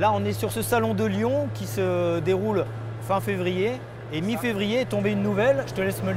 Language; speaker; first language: French; native; French